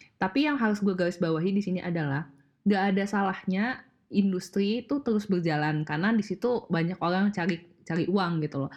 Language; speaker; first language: Indonesian; native; Indonesian